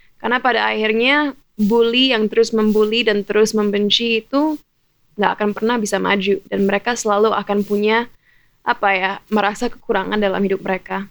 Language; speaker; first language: Indonesian; early bilingual, heritage; German